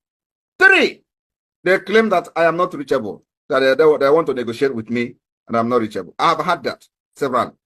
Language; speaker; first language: English; non-native, local second language; Igbo